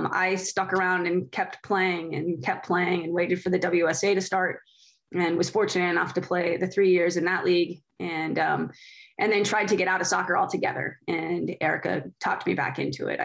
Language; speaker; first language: English; native; English